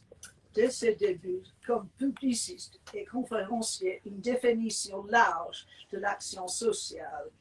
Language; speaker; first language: French; non-native, fluent; English